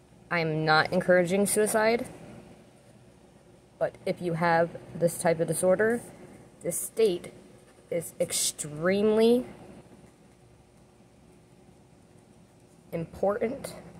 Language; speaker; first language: English; native; English